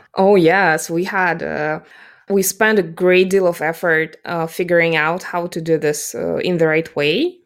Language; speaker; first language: English; non-native, fluent; Russian